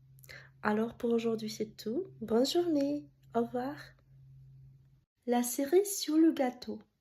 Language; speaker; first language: French; non-native, fluent; Russian